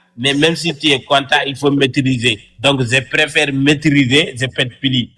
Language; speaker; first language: French; non-native, local second language; Wolof